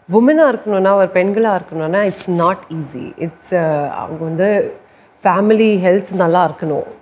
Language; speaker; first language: Tamil; non-native, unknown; Punjabi